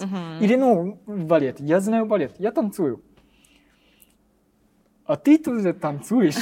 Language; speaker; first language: Russian; non-native, learner; Japanese